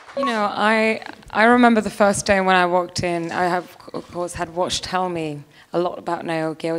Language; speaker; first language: English; non-native, fluent; Swedish